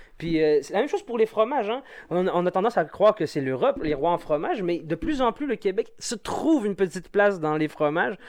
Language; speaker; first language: French; non-native, local second language; Arabic